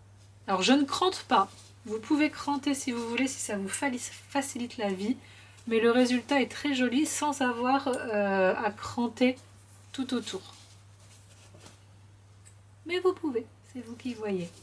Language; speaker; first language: French; native; French